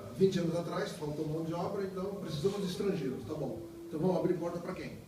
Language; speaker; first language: Portuguese; native; Portuguese